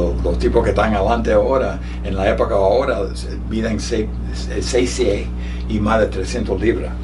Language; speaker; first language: Spanish; early bilingual, heritage; Spanish